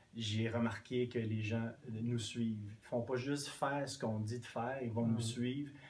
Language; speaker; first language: French; non-native, fluent; English